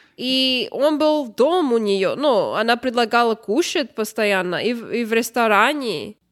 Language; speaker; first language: Russian; non-native, learner; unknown